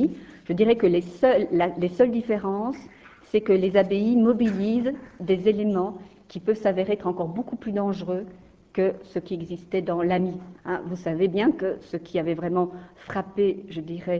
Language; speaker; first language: French; native; French